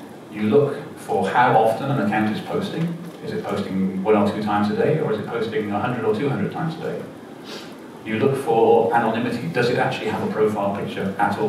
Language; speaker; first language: English; native; English